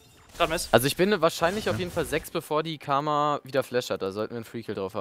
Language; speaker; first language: German; native; German